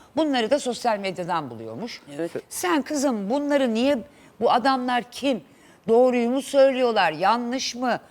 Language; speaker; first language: Turkish; native; Turkish